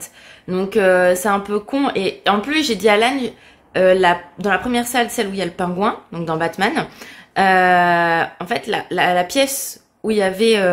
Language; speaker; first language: French; native; French